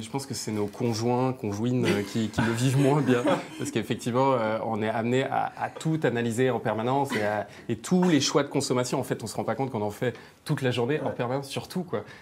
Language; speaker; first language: French; native; French